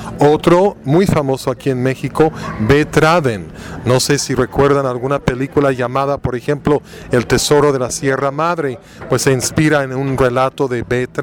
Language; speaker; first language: Spanish; non-native, fluent; English